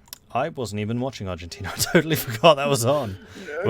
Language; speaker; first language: English; native; English